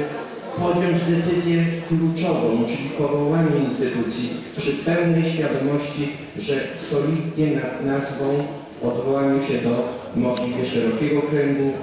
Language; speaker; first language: Polish; native; Polish